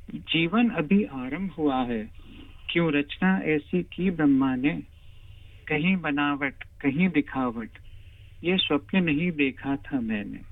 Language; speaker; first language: Hindi; native; Hindi